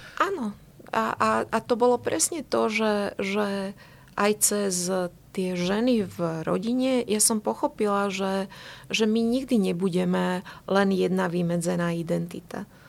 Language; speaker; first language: Slovak; non-native, local second language; Hungarian